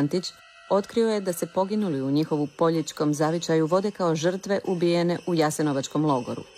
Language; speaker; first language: Croatian; native; Croatian